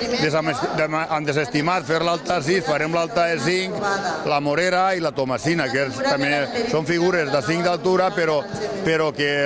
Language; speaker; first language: Catalan; native; Catalan